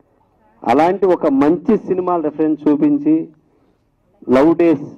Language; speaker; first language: Telugu; native; Telugu